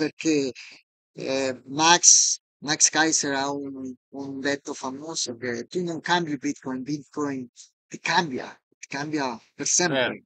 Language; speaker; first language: Italian; non-native, fluent; Spanish